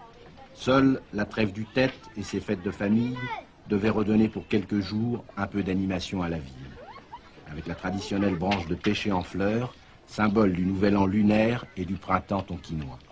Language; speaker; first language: French; native; French